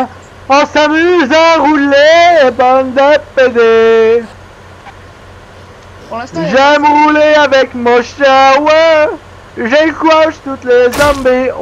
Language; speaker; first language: French; native; French